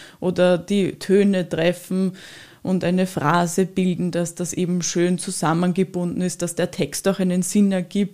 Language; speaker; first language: German; native; German